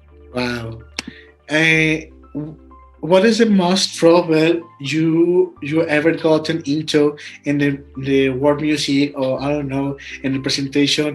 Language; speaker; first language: English; non-native, learner; Spanish